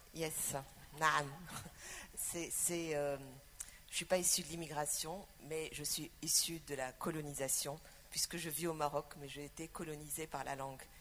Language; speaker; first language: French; non-native, local second language; Arabic